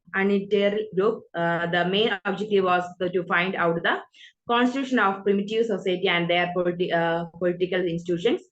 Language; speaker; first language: English; non-native, local second language; Malayalam